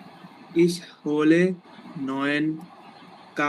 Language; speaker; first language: German; non-native, learner; Bangla